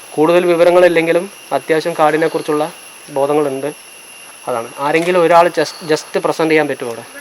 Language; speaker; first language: Malayalam; non-native, local second language; Tamil